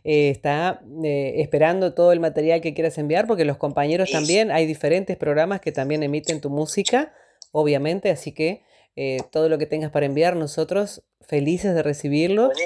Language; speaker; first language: Spanish; native; Spanish